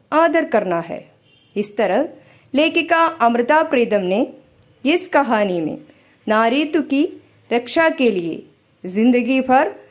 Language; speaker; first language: Hindi; non-native, local second language; Malayalam